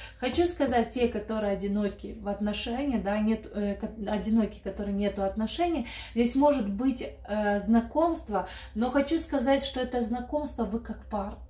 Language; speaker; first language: Russian; non-native, local second language; Romanian